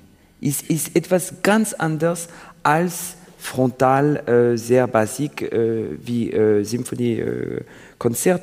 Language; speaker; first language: German; non-native, learner; French